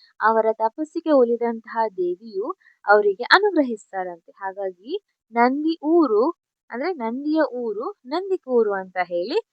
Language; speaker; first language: Kannada; non-native, local second language; Tulu